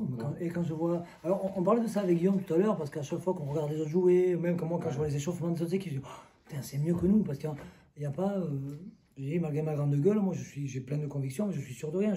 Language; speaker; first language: French; native; French